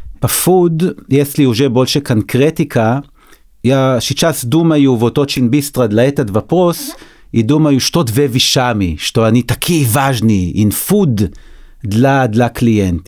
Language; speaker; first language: Russian; non-native, learner; Hebrew